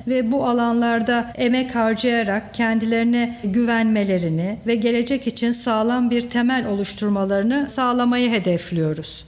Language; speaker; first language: Turkish; native; Turkish